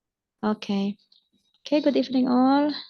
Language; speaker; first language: English; non-native, fluent; Indonesian